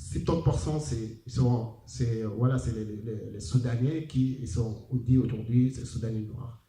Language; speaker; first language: French; non-native, learner; Arabic